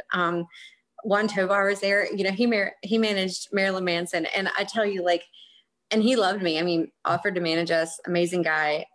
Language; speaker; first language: English; native; English